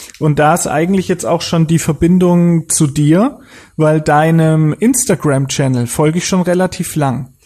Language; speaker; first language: German; native; German